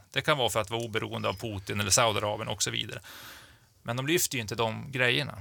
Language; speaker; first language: Swedish; native; Swedish